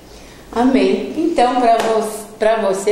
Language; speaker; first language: Portuguese; native; Portuguese